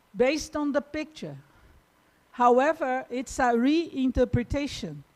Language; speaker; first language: English; non-native, fluent; Portuguese